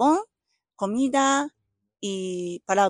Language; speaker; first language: Spanish; non-native, learner; Japanese